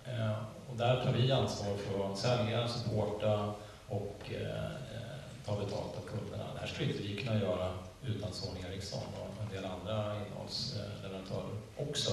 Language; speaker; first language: Swedish; native; Swedish